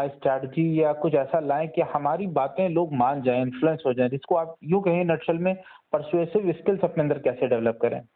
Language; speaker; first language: Hindi; native; Hindi